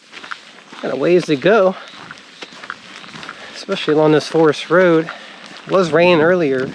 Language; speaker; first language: English; native; English